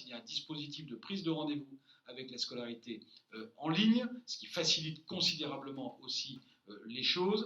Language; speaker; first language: French; native; French